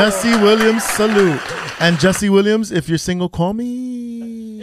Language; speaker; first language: English; early bilingual, other home language; Spanish